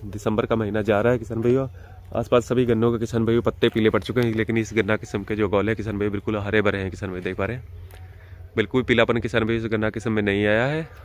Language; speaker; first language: Hindi; non-native, local second language; Punjabi